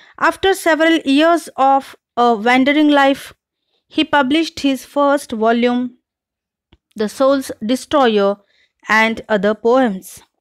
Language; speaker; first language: English; non-native, local second language; Marathi